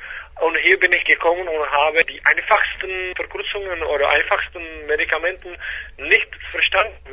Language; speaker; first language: German; non-native, fluent; Czech